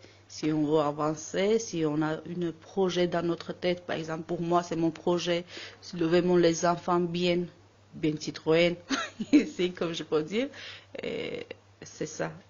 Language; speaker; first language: French; non-native, learner; Armenian